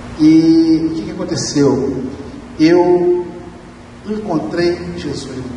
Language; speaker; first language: Portuguese; native; Portuguese